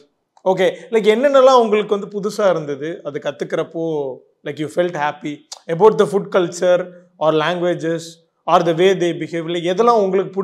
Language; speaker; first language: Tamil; native; Tamil